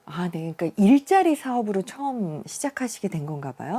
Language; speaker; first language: Korean; native; Korean